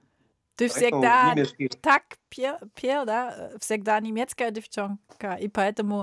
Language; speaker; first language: Russian; non-native, learner; German